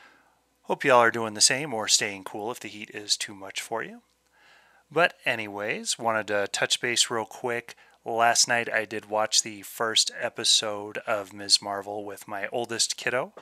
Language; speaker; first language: English; native; English